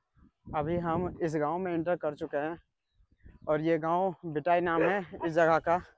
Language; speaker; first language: Hindi; native; Hindi